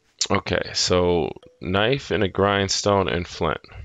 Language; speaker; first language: English; native; English